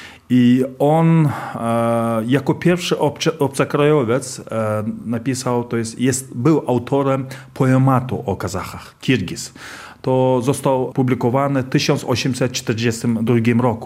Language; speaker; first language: Polish; non-native, fluent; Kazakh